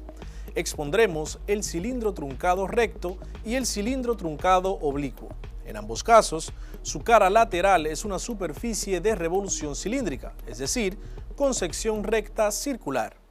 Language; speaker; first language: Spanish; native; Spanish